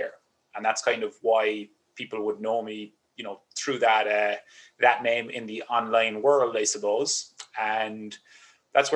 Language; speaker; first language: English; native; English